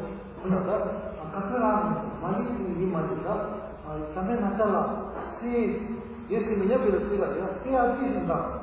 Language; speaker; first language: Russian; non-native, learner; Tibetan